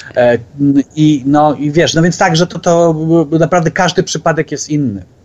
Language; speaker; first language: Polish; native; Polish